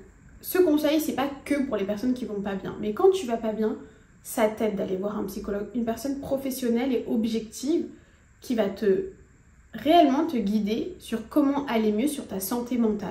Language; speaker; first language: French; native; French